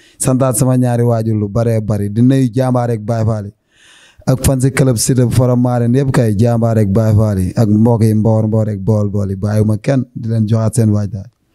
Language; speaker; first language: Wolof; native; Wolof